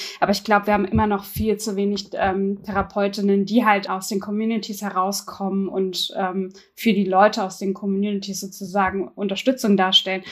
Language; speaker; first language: German; early bilingual, other home language; Turkish